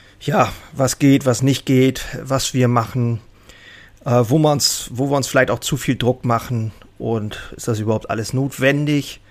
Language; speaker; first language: German; native; German